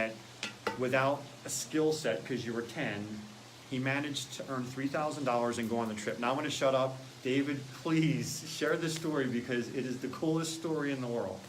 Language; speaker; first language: English; native; English